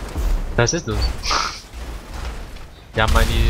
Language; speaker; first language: German; native; German